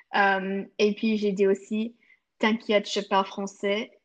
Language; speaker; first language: French; non-native, local second language; English